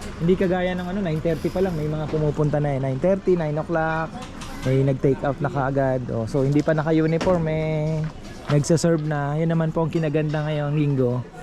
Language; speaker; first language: Filipino; native; Filipino